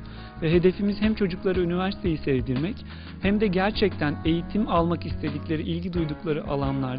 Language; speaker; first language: Turkish; native; Turkish